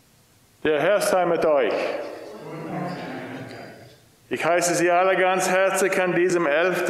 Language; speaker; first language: German; non-native, fluent; English